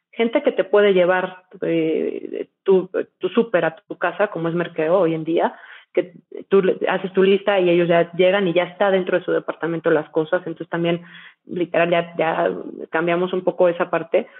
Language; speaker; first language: Spanish; native; Spanish